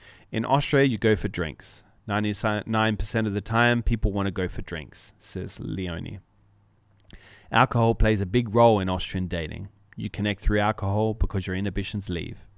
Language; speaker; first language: English; native; English